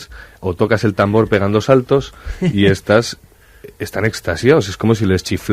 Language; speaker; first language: Spanish; native; Spanish